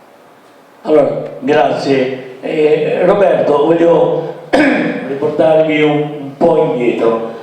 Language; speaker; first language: Italian; native; Italian